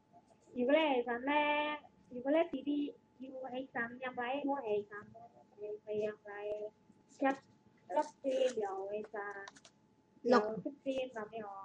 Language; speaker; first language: Cantonese; non-native, learner; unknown